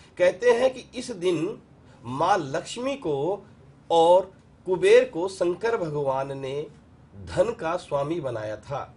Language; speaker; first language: Hindi; native; Hindi